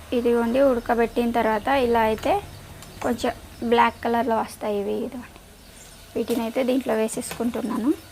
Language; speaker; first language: Telugu; native; Telugu